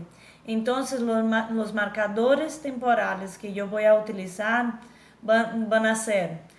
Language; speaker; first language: Spanish; non-native, fluent; Portuguese